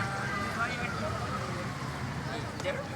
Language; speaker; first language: English; non-native, learner; Spanish